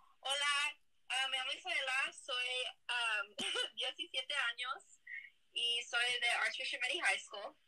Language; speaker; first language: Spanish; non-native, learner; English